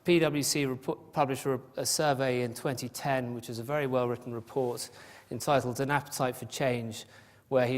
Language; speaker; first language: English; native; English